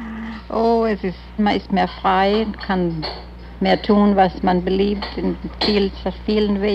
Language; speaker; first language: German; early bilingual, heritage; German